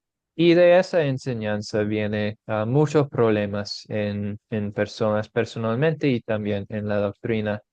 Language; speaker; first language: Spanish; non-native, fluent; English